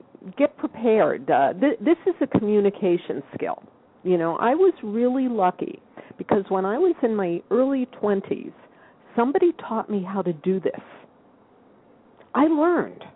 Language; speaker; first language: English; native; English